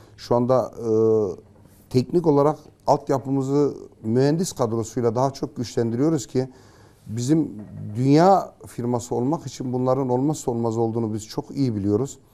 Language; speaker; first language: Turkish; native; Turkish